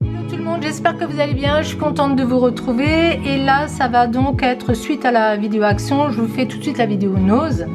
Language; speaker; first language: French; native; French